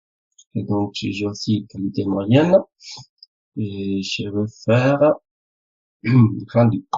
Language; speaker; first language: French; non-native, fluent; Spanish